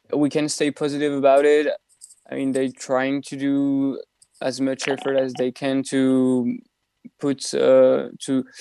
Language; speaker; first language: English; non-native, fluent; French